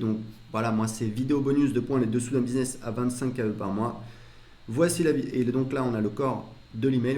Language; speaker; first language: French; native; French